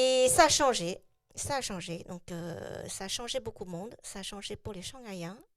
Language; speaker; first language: French; non-native, fluent; Chinese